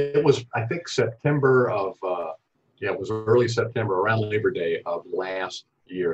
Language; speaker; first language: English; native; English